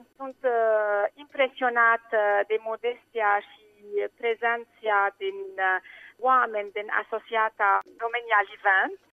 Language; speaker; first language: Romanian; non-native, learner; Arabic